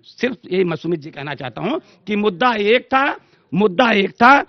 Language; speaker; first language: Hindi; native; Hindi